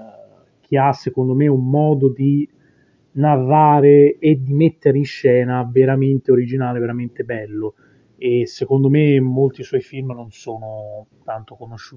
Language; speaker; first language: Italian; native; Italian